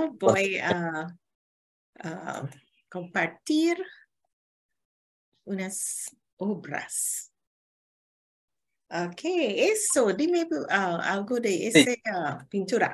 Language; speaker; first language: Spanish; non-native, learner; English